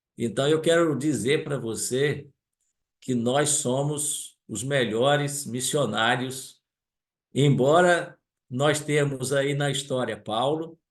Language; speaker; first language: Portuguese; non-native, local second language; German